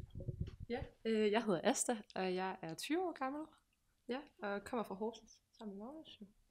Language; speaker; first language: Danish; native; Danish